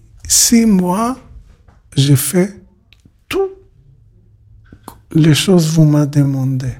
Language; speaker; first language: French; non-native, learner; Hebrew